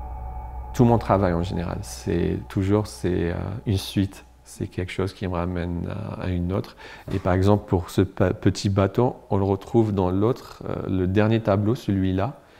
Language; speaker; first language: French; non-native, local second language; Arabic